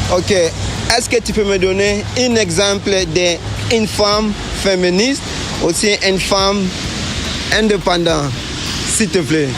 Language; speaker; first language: French; non-native, fluent; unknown